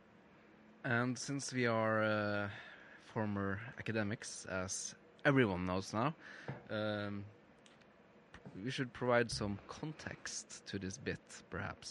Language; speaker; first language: English; non-native, fluent; Norwegian